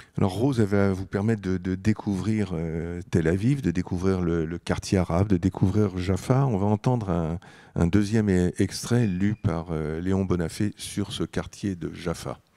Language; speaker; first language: French; native; French